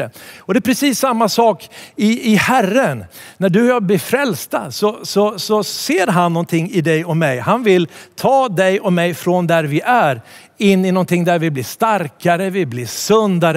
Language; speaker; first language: Swedish; native; Swedish